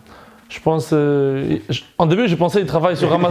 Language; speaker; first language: French; non-native, fluent; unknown